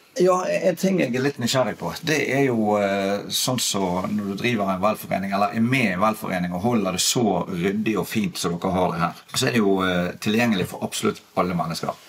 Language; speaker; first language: Norwegian; native; Norwegian